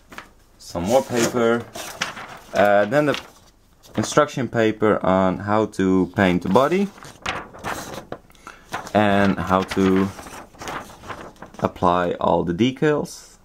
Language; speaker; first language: English; non-native, fluent; Dutch